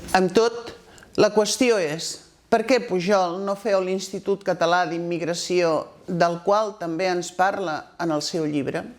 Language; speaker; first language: Catalan; non-native, local second language; Spanish